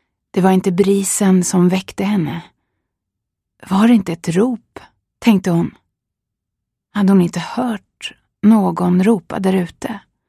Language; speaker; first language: Swedish; native; Swedish